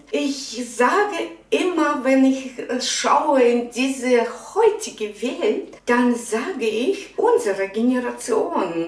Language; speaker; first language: German; non-native, fluent; Russian